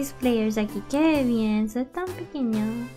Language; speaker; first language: Spanish; early bilingual, heritage; Spanish